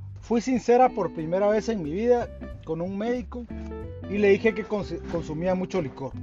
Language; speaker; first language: Spanish; native; Spanish